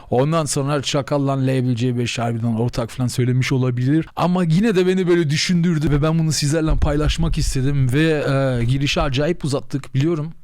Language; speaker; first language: Turkish; native; Turkish